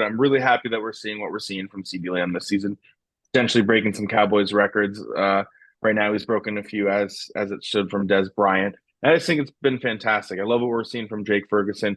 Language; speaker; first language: English; native; English